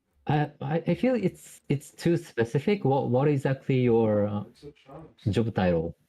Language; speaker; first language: English; non-native, fluent; Japanese